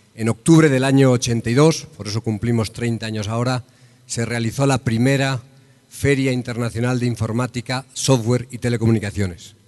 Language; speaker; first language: Spanish; native; Spanish